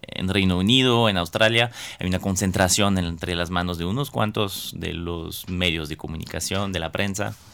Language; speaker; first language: Spanish; non-native, fluent; French